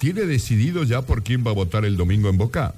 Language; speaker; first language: Spanish; native; Spanish